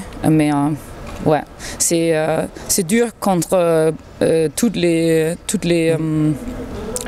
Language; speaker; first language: French; non-native, learner; Danish